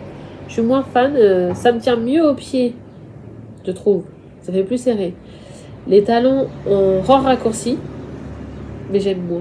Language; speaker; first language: French; native; French